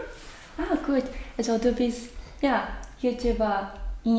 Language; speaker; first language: German; non-native, learner; Japanese